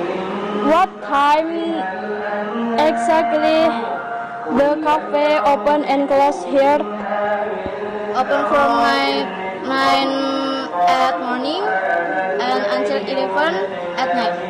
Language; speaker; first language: English; non-native, learner; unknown